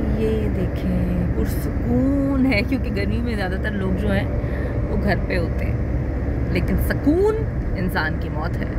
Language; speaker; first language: Urdu; native; Urdu